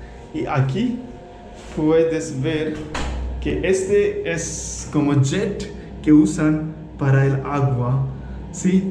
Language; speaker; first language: Spanish; non-native, learner; Hindi